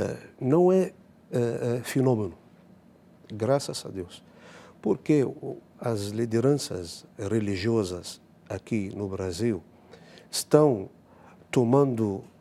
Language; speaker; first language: Portuguese; non-native, fluent; Arabic